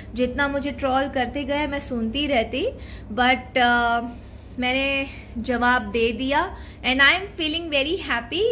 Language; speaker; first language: Hindi; non-native, local second language; Gujarati